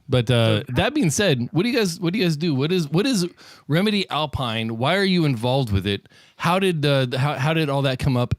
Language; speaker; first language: English; native; English